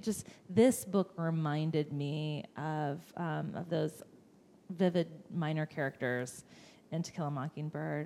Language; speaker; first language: English; native; English